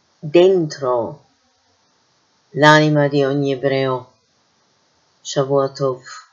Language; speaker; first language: Italian; non-native, fluent; English